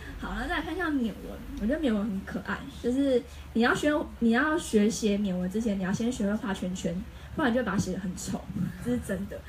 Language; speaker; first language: Chinese; native; Chinese